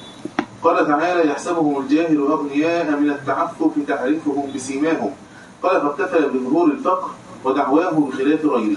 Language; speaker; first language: Arabic; native; Arabic